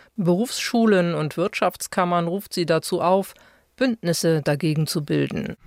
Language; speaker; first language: German; native; German